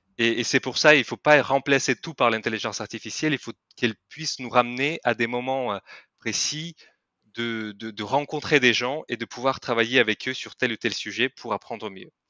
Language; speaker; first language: French; non-native, fluent; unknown